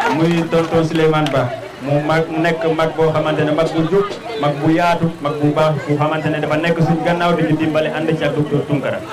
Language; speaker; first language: Wolof; non-native, local second language; Fula